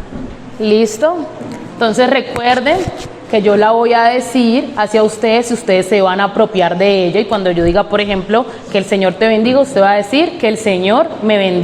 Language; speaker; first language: Spanish; native; Spanish